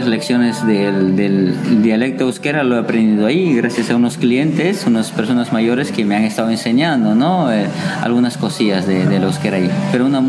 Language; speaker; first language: Spanish; native; Spanish